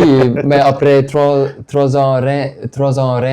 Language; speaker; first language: French; non-native, local second language; Dutch